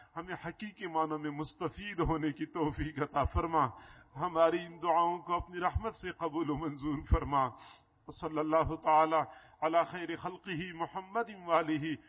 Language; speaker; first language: Urdu; non-native, local second language; Punjabi